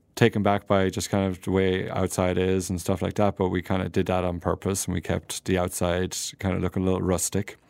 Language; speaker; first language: English; native; English